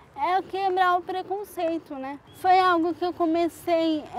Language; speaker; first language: Portuguese; native; Portuguese